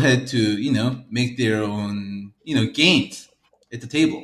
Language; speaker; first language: English; early bilingual, other home language; Korean